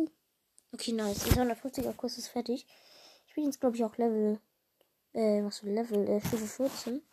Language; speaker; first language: German; native; German